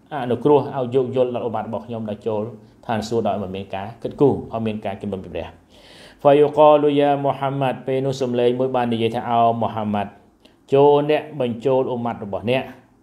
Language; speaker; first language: Khmer; non-native, local second language; Western Cham